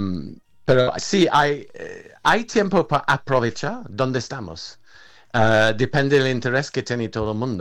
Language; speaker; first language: Spanish; non-native, fluent; English